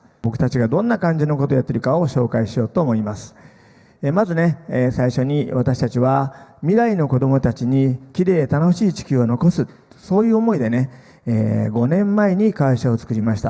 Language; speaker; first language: Japanese; native; Japanese